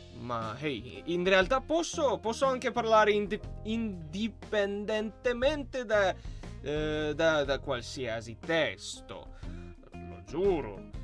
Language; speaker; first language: Italian; non-native, learner; Russian